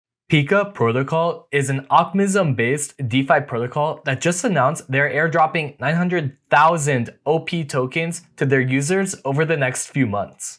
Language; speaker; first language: English; native; English